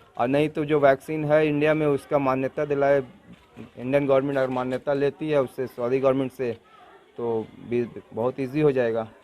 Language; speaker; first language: Hindi; native; Hindi